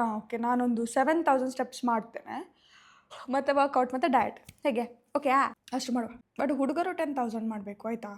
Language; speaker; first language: Kannada; non-native, local second language; Tulu